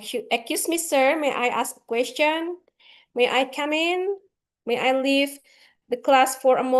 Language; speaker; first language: English; non-native, learner; Indonesian